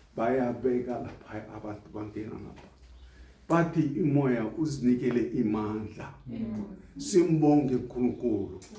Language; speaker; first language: Zulu; non-native, local second language; South Ndebele